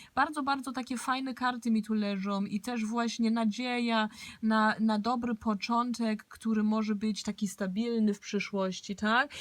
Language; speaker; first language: Polish; early bilingual, heritage; Polish